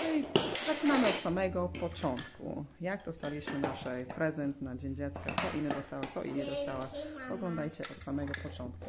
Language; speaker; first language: Polish; non-native, learner; English